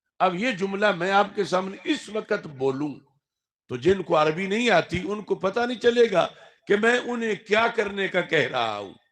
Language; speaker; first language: Urdu; non-native, local second language; Punjabi